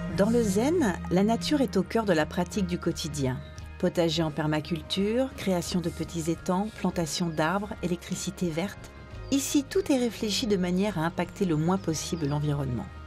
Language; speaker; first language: French; native; French